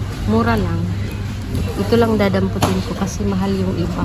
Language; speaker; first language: Filipino; native; Filipino